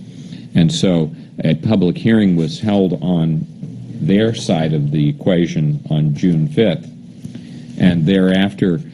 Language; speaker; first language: English; native; English